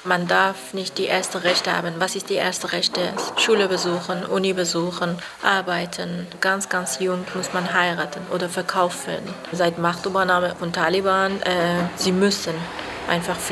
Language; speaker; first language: German; non-native, fluent; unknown